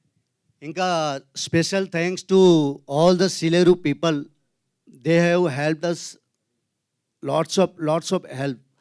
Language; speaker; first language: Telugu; non-native, learner; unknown